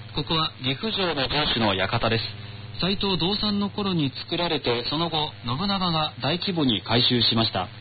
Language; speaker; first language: Japanese; non-native, fluent; Chinese